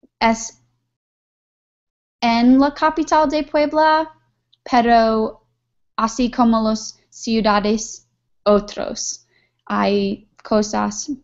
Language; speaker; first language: Spanish; non-native, learner; English